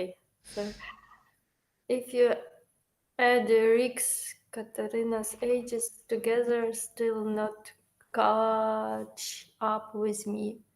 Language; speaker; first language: English; non-native, learner; Ukrainian